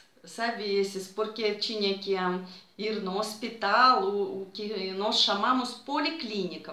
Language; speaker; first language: Portuguese; non-native, fluent; Russian